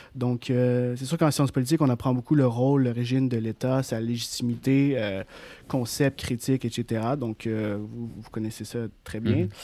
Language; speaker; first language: French; native; French